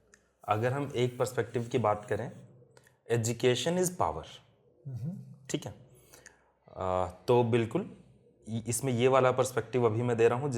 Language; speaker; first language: Hindi; native; Hindi